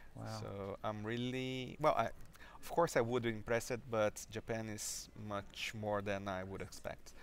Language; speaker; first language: English; non-native, fluent; Portuguese